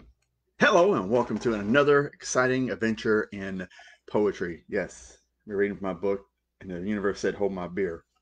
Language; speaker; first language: English; native; English